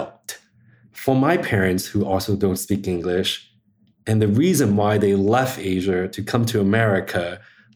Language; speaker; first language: English; early bilingual, other home language; Chinese